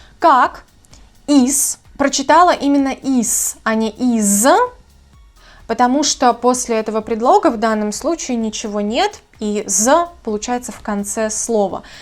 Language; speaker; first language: Russian; native; Russian